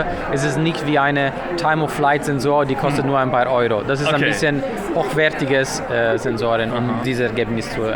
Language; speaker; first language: German; non-native, fluent; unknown